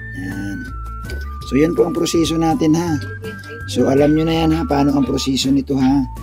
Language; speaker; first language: Filipino; non-native, local second language; Cebuano